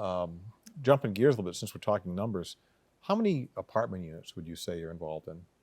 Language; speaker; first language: English; native; English